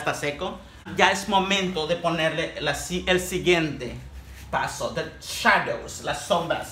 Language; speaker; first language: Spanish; native; Spanish